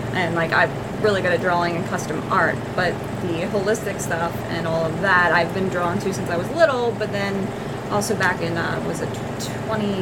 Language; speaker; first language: English; native; English